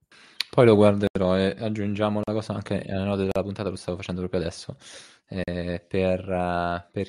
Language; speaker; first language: Italian; native; Italian